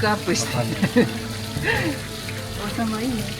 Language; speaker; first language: Japanese; native; Japanese